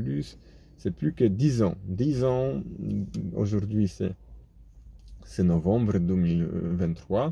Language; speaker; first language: French; non-native, fluent; Polish